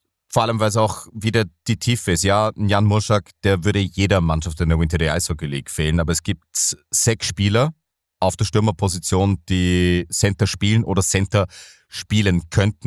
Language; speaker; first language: German; native; German